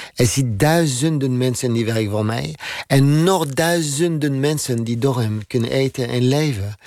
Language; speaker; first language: Dutch; non-native, learner; French